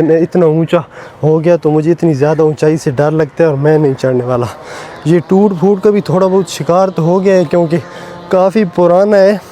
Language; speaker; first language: Urdu; non-native, local second language; Saraiki